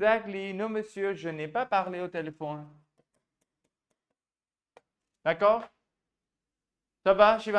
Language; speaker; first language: French; non-native, fluent; Hindi